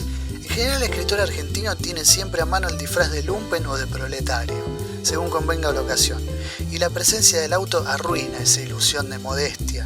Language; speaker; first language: Spanish; native; Spanish